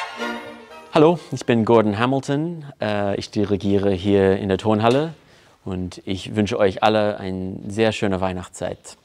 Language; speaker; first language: German; non-native, fluent; English